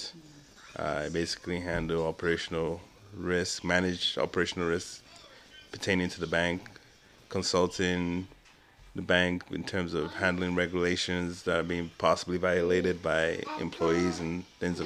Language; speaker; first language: English; non-native, local second language; Igbo